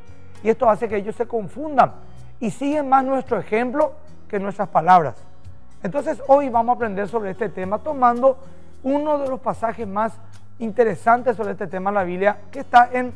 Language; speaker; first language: Spanish; native; Spanish